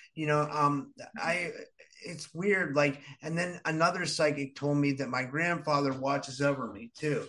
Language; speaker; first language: English; early bilingual, other home language; Arabic